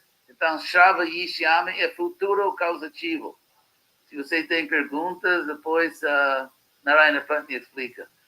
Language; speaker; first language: Portuguese; non-native, fluent; English